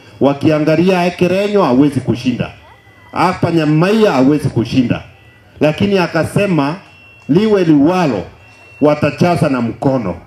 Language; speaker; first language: Swahili; non-native, local second language; Gusii